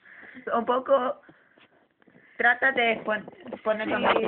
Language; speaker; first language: Spanish; early bilingual, heritage; English